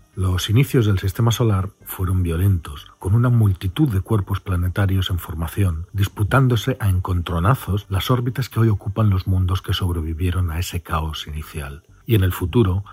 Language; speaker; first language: Spanish; native; Spanish